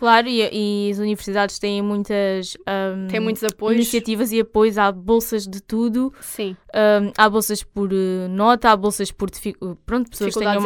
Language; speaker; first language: Portuguese; native; Portuguese